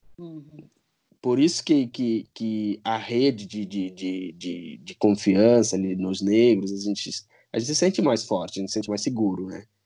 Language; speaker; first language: Portuguese; non-native, local second language; Upper Guinea Crioulo